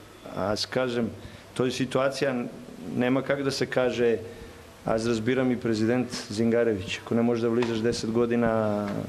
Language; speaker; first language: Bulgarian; non-native, learner; Serbian